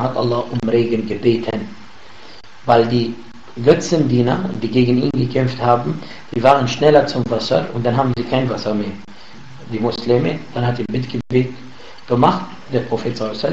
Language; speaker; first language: German; non-native, learner; Arabic